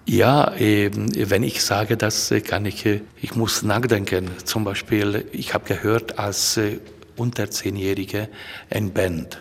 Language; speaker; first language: German; non-native, fluent; Hungarian